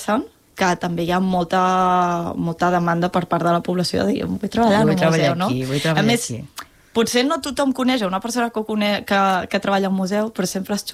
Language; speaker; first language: Catalan; native; Catalan